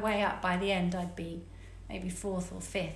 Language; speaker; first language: English; native; English